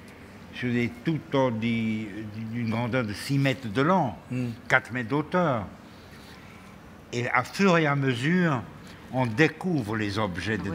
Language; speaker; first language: French; non-native, fluent; German